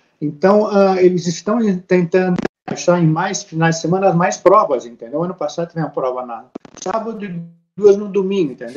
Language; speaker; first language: Portuguese; native; Portuguese